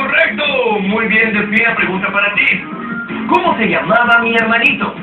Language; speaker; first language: Spanish; native; Spanish